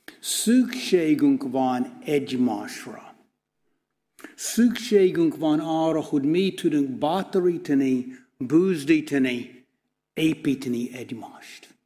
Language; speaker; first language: Hungarian; non-native, fluent; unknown